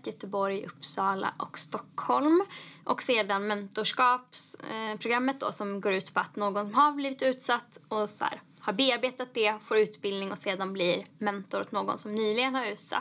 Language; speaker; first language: Swedish; native; Swedish